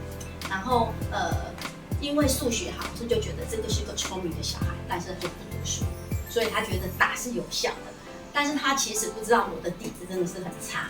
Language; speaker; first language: Chinese; non-native, local second language; Min Nan Chinese